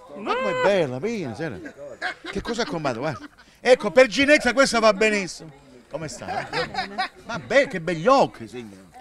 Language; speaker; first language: Italian; native; Italian